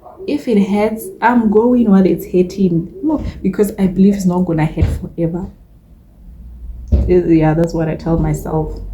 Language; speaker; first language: English; non-native, local second language; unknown